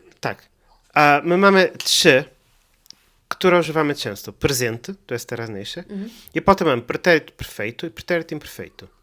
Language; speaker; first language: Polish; non-native, learner; Portuguese